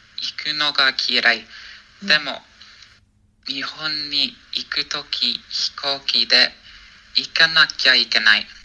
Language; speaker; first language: Japanese; non-native, learner; English